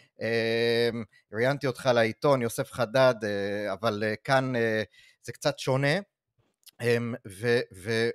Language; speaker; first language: Hebrew; non-native, fluent; English